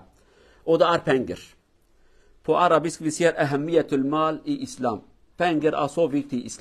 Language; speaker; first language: Norwegian; non-native, learner; Kurdish